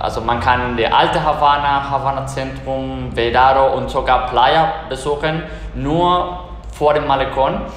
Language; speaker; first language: German; non-native, fluent; Spanish